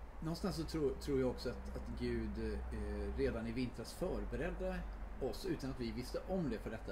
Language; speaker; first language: Swedish; native; Swedish